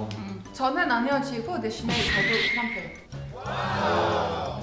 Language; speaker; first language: Korean; non-native, fluent; French